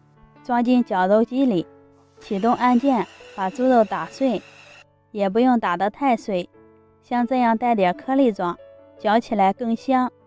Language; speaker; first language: Chinese; native; Chinese